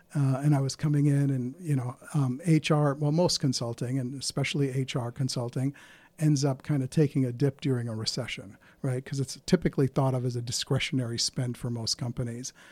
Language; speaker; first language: English; early bilingual, other home language; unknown